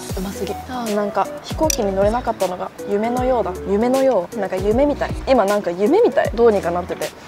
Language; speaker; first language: Japanese; native; Japanese